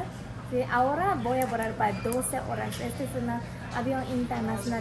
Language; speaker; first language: Spanish; non-native, fluent; Japanese